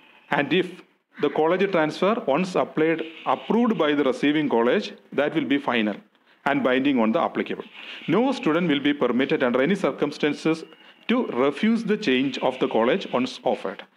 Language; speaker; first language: English; non-native, local second language; Malayalam